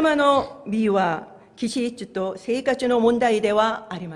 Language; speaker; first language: Japanese; non-native, fluent; Korean